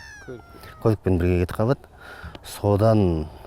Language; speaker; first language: Kazakh; native; Kazakh